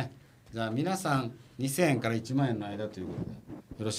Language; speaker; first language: Japanese; native; Japanese